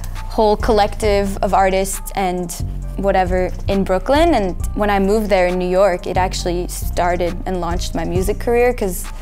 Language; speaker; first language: English; native; English